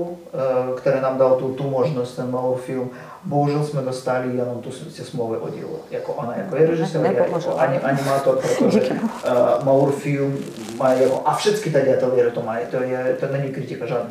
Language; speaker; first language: Czech; non-native, learner; Russian